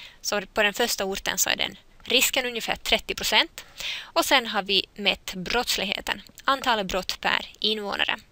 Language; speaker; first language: Swedish; native; Swedish